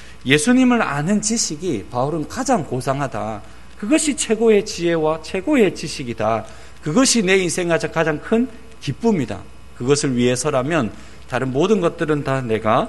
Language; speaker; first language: Korean; native; Korean